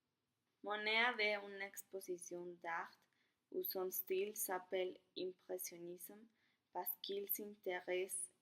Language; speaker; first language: French; non-native, learner; Spanish